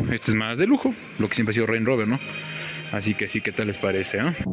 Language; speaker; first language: Spanish; native; Spanish